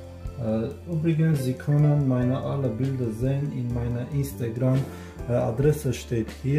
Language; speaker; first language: German; non-native, learner; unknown